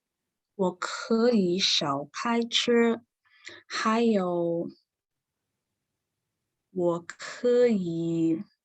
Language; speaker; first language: Chinese; non-native, learner; English